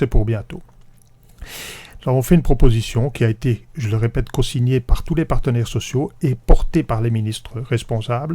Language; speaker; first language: French; native; French